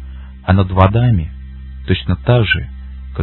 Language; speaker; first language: Russian; native; Russian